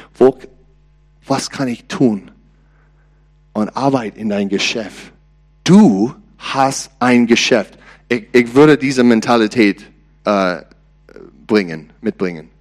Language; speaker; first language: German; non-native, learner; English